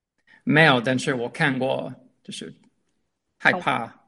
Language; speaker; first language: Chinese; non-native, fluent; English